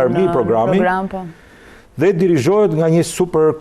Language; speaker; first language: Albanian; native; Albanian